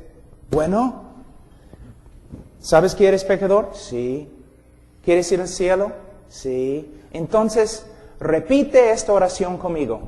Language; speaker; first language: Spanish; non-native, fluent; English